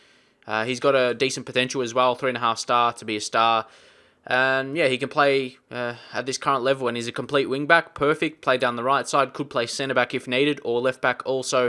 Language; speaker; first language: English; native; English